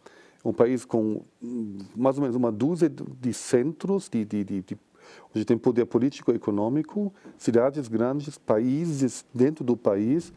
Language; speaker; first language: Portuguese; non-native, fluent; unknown